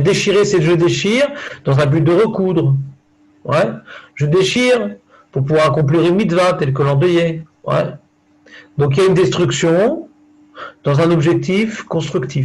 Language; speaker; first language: French; native; French